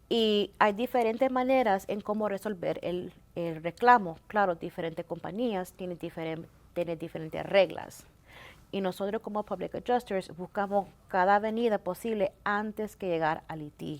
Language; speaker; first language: Spanish; early bilingual, heritage; Spanish